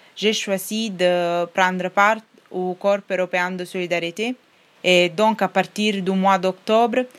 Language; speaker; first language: French; non-native, fluent; Italian